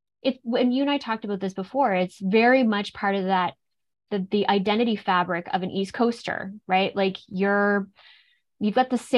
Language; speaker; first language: English; native; English